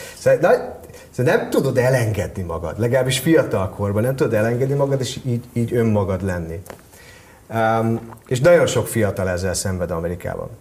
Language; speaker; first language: Hungarian; early bilingual, heritage; Hungarian